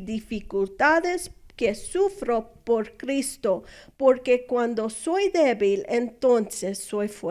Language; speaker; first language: Spanish; non-native, fluent; English